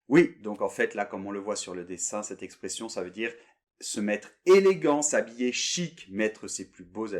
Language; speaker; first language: French; native; French